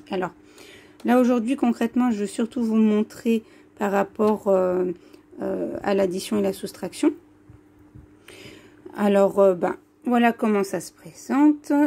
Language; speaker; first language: French; native; French